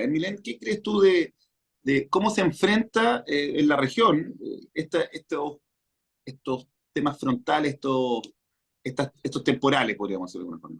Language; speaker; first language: Spanish; native; Spanish